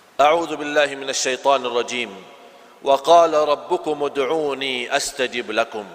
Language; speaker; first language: Malay; non-native, fluent; Arabic